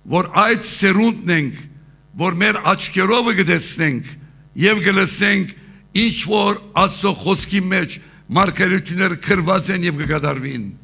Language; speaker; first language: Armenian; early bilingual, heritage; Armenian